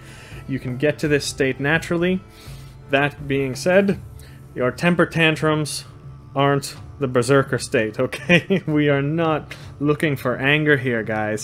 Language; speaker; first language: English; non-native, fluent; Swedish